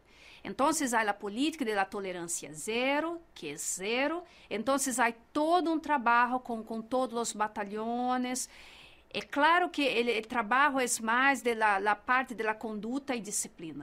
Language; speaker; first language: Spanish; non-native, learner; Portuguese